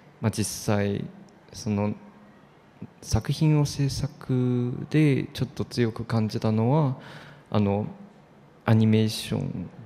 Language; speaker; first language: Japanese; non-native, fluent; Chinese